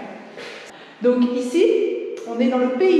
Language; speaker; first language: French; native; French